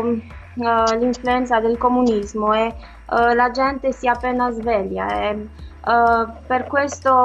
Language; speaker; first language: Italian; non-native, fluent; Romanian